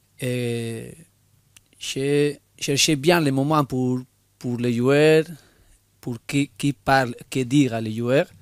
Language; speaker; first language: French; non-native, learner; Spanish